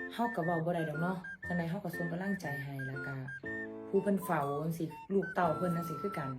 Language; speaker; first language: Thai; native; Thai